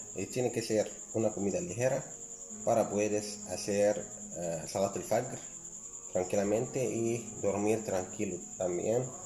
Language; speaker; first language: Spanish; non-native, learner; Arabic